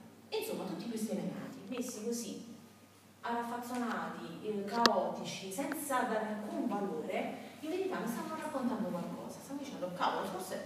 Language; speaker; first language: Italian; native; Italian